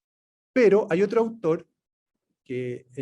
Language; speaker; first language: Spanish; native; Spanish